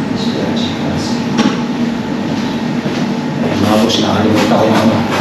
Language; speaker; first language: Italian; non-native, learner; Filipino